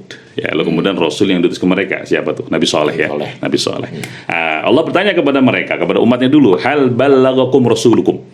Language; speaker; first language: Indonesian; native; Indonesian